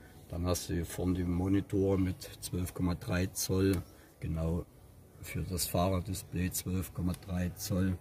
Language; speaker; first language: German; native; German